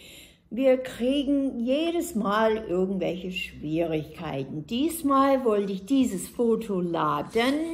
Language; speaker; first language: German; non-native, fluent; English